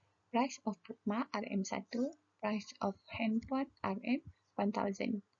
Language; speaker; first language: English; non-native, local second language; Malay